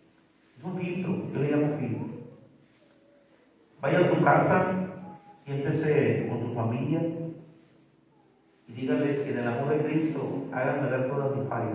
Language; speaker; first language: Spanish; native; Spanish